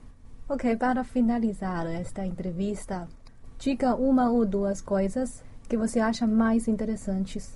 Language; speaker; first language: Portuguese; non-native, fluent; Chinese